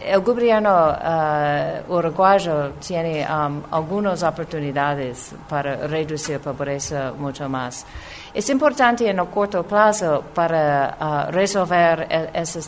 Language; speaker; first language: Spanish; non-native, fluent; English